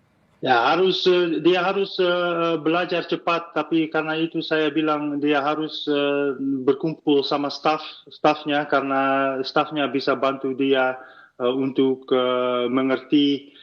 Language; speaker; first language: Indonesian; non-native, fluent; Dutch